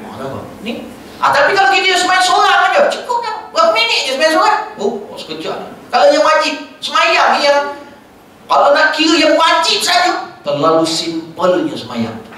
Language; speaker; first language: Malay; native; Malay